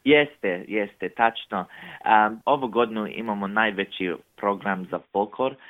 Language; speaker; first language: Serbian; early bilingual, heritage; English